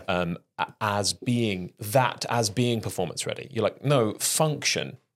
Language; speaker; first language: English; native; English